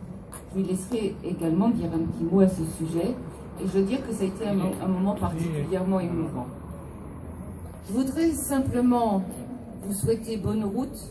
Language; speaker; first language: French; native; French